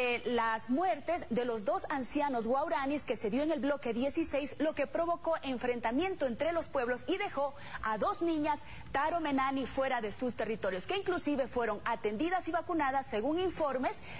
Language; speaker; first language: Spanish; native; Spanish